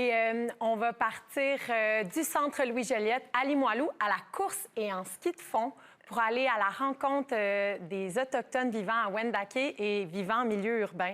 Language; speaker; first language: French; native; French